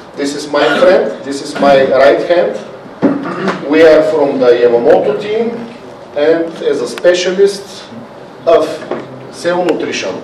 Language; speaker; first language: English; non-native, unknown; Bulgarian